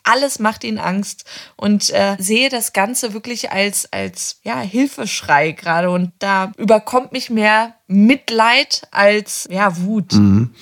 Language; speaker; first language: German; native; German